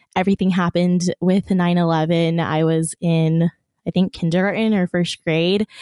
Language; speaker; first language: English; early bilingual, other home language; Persian